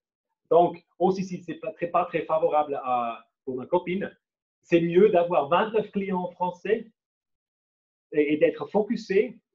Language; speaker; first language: French; non-native, fluent; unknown